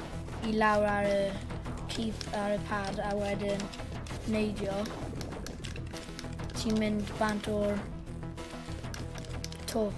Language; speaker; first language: Welsh; non-native, local second language; English